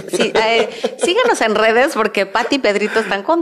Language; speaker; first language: Spanish; native; Spanish